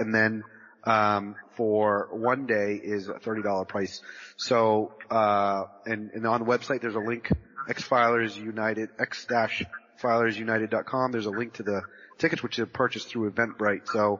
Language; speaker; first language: English; native; English